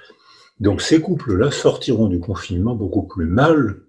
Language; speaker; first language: French; native; French